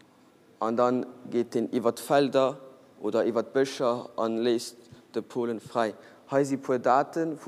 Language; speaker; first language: German; non-native, learner; Portuguese